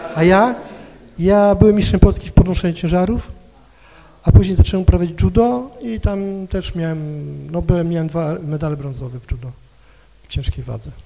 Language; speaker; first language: Polish; non-native, local second language; Kashubian